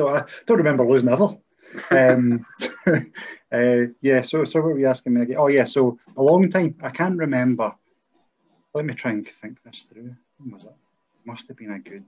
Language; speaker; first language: English; native; English